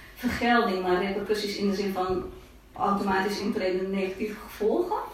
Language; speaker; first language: Dutch; non-native, fluent; Hungarian